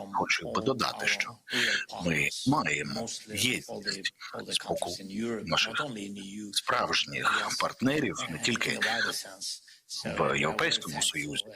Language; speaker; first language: Ukrainian; non-native, local second language; Russian